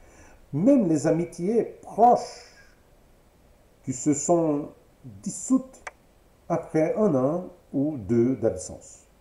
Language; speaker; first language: French; non-native, fluent; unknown